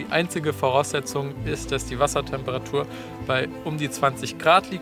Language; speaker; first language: German; native; German